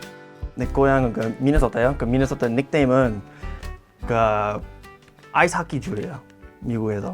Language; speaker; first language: Korean; non-native, learner; English